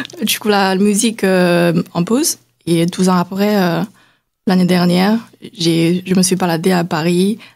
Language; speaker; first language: French; non-native, fluent; Chinese